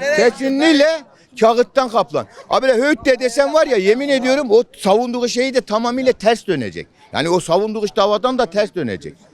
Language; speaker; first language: Turkish; native; Turkish